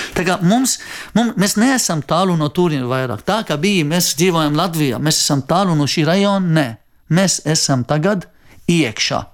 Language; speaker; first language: Latvian; non-native, fluent; Arabic